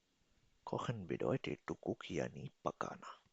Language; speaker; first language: German; non-native, fluent; Urdu